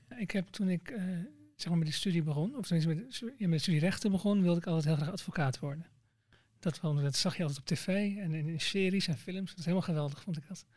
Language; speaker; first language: Dutch; native; Dutch